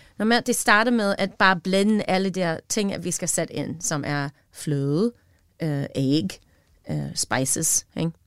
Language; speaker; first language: Danish; non-native, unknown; English